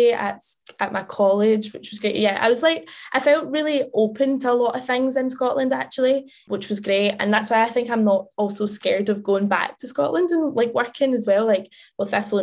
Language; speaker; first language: English; native; English